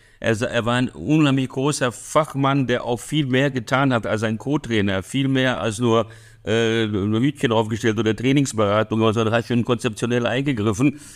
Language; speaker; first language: German; early bilingual, other home language; Hungarian